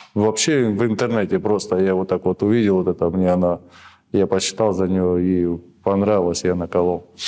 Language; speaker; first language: Russian; native; Russian